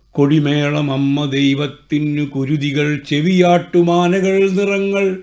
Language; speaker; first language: Malayalam; native; Malayalam